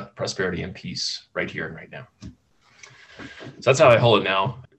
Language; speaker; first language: English; native; English